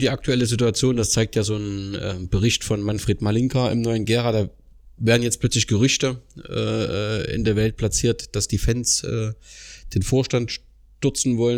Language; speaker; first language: German; native; German